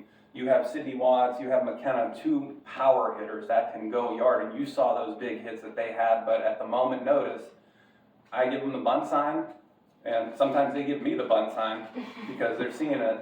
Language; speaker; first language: English; native; English